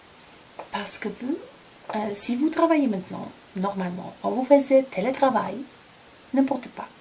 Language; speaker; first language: French; non-native, fluent; Polish